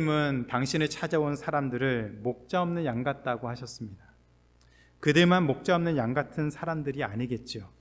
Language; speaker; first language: Korean; native; Korean